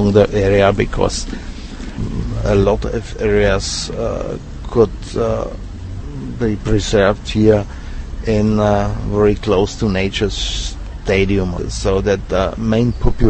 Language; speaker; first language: English; non-native, fluent; Czech